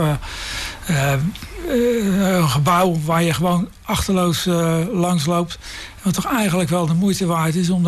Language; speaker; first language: Dutch; native; Dutch